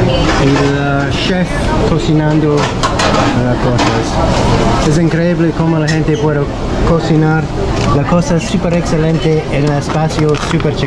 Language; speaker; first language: Spanish; non-native, learner; English